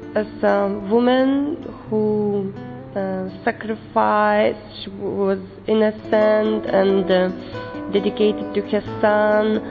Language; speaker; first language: English; non-native, learner; Lithuanian